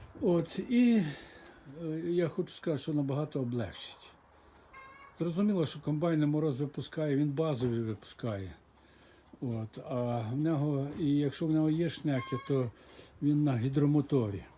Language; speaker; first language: Ukrainian; native; Ukrainian